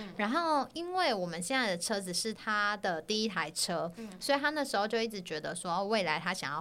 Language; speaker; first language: Chinese; native; Chinese